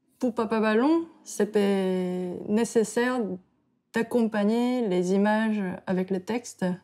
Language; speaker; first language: French; non-native, fluent; Korean